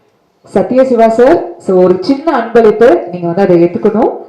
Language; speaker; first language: Tamil; native; Tamil